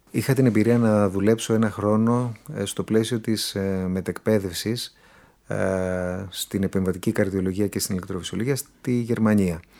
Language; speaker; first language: Greek; native; Greek